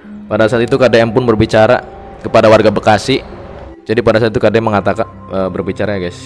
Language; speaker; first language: Indonesian; native; Indonesian